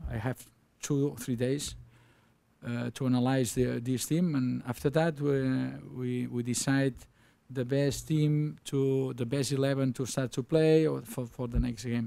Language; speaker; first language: English; non-native, learner; Spanish